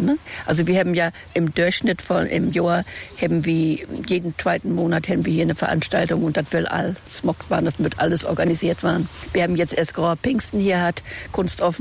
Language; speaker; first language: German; native; German